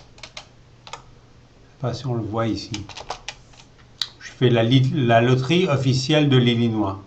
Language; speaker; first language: French; native; French